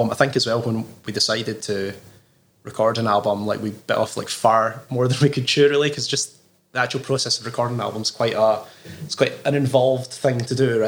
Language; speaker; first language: English; native; English